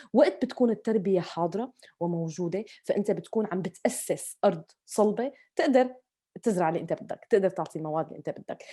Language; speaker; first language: Arabic; native; Arabic